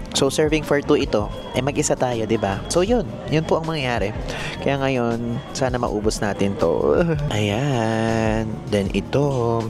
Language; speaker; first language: Filipino; native; Filipino